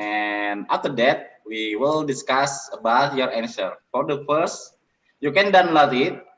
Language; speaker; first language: English; non-native, learner; Indonesian